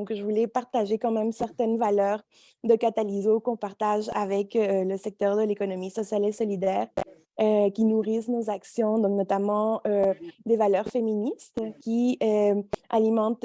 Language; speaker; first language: French; native; French